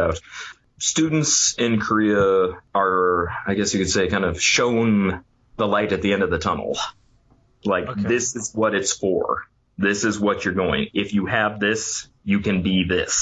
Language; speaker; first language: English; native; English